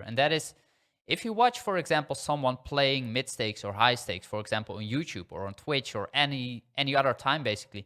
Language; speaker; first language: English; non-native, fluent; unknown